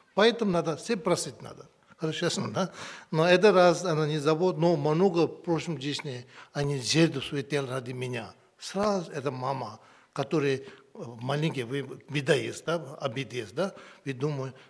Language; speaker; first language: Russian; non-native, learner; Tibetan